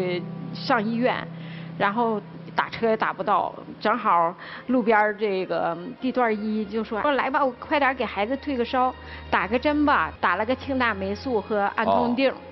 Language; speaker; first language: Chinese; native; Chinese